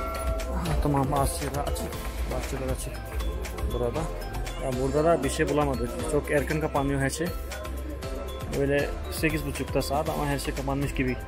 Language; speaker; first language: Turkish; non-native, fluent; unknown